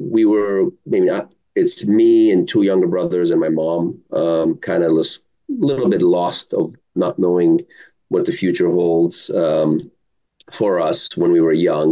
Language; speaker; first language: English; early bilingual, other home language; Arabic